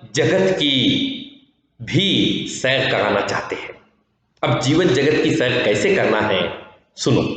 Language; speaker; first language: Hindi; non-native, local second language; Kannada